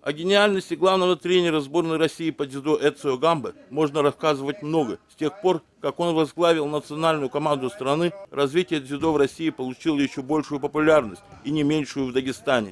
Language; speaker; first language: Russian; native; Russian